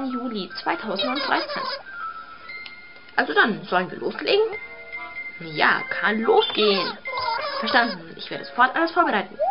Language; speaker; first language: German; native; German